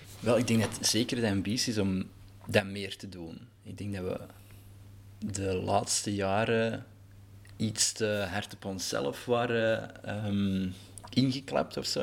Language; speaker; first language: Dutch; native; Dutch